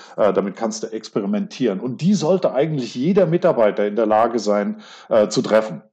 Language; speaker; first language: German; native; German